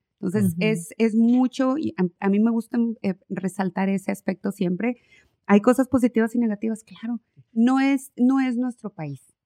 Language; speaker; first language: Spanish; native; Spanish